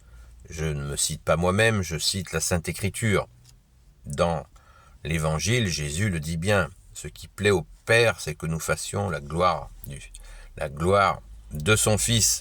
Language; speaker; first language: French; native; French